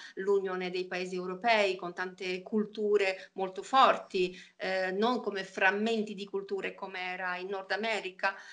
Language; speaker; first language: Italian; non-native, fluent; Polish